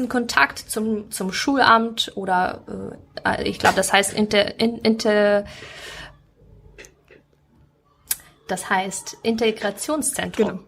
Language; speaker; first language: German; non-native, fluent; Ukrainian